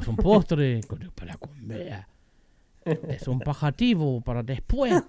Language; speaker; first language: Spanish; non-native, learner; German